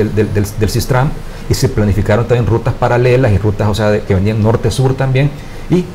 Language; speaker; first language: Spanish; native; Spanish